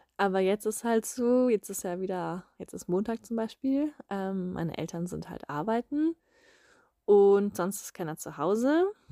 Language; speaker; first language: German; native; German